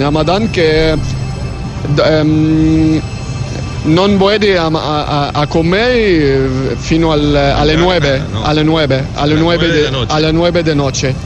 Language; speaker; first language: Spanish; non-native, learner; Arabic